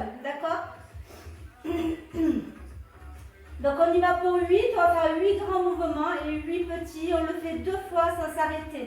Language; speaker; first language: French; native; French